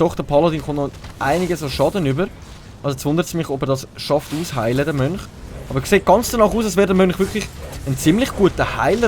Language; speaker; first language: German; native; German